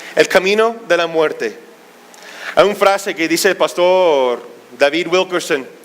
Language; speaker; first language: Spanish; non-native, fluent; English